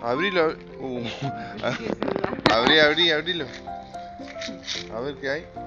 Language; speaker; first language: Spanish; native; Spanish